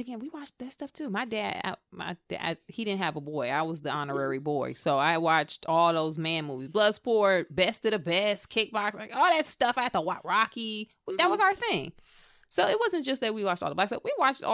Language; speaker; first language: English; native; English